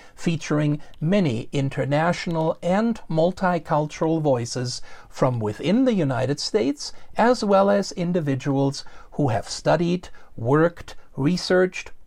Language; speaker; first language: English; non-native, fluent; German